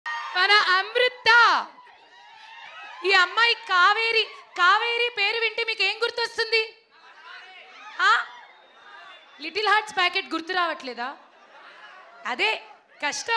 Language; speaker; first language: Telugu; native; Telugu